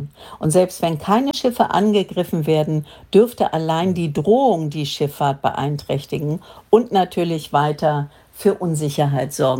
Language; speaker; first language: German; native; German